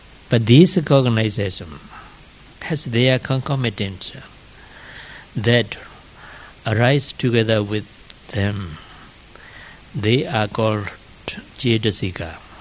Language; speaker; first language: English; non-native, fluent; Burmese